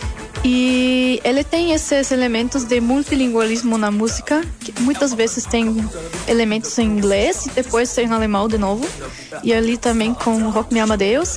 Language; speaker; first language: Portuguese; non-native, learner; German